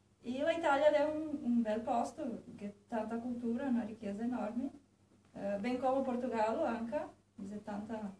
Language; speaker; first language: Italian; early bilingual, heritage; Portuguese